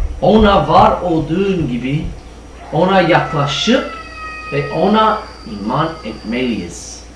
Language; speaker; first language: Turkish; non-native, fluent; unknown